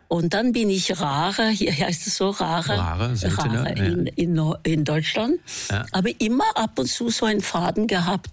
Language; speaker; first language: German; non-native, fluent; Norwegian